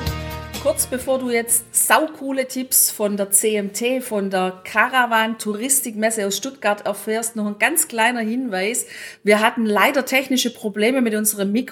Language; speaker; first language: German; native; German